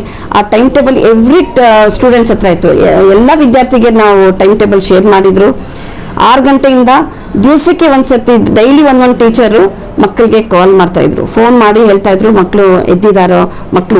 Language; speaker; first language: Kannada; non-native, local second language; Urdu